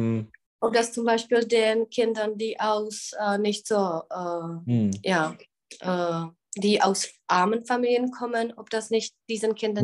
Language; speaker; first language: German; non-native, fluent; Czech